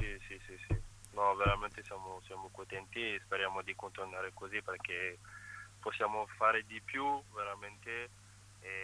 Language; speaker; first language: Italian; non-native, fluent; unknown